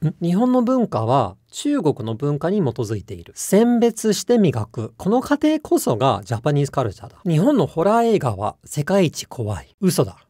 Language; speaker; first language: Japanese; non-native, fluent; English